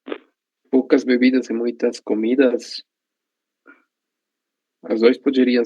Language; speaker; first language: Portuguese; non-native, learner; Spanish